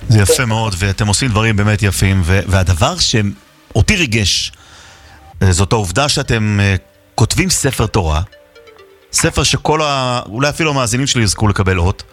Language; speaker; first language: Hebrew; native; Hebrew